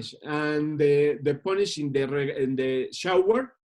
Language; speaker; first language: English; non-native, learner; Spanish